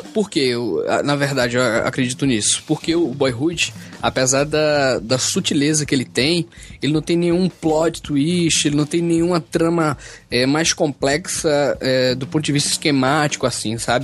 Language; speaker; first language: Portuguese; native; Portuguese